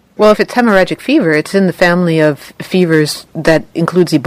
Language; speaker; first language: English; native; English